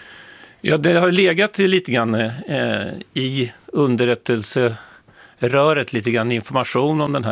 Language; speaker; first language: Swedish; native; Swedish